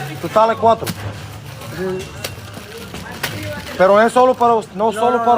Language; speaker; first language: Spanish; non-native, learner; Bulgarian